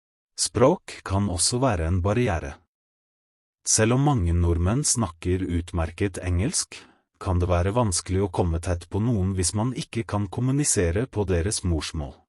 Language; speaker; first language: Norwegian; non-native, fluent; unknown